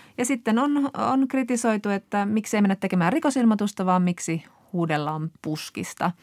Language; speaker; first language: Finnish; native; Finnish